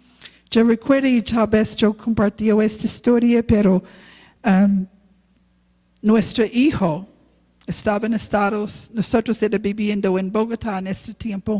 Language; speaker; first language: Spanish; non-native, learner; English